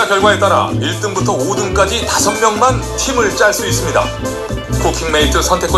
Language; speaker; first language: Korean; native; Korean